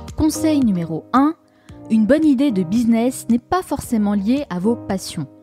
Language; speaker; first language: French; native; French